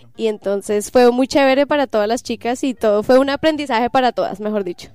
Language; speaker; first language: Spanish; native; Spanish